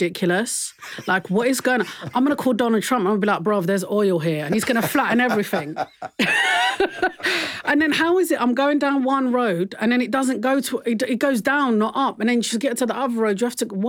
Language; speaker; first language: English; native; English